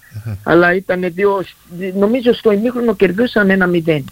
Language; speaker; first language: Greek; early bilingual, heritage; Greek